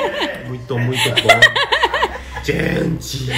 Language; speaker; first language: Portuguese; non-native, learner; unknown